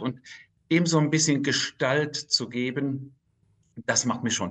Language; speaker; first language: German; native; German